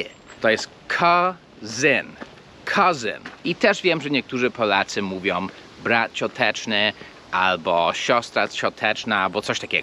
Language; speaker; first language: Polish; non-native, fluent; English